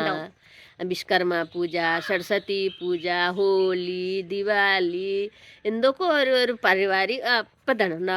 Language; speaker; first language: Malayalam; non-native, learner; Hindi